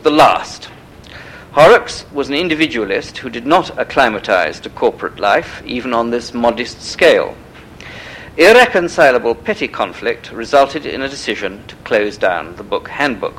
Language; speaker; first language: English; native; English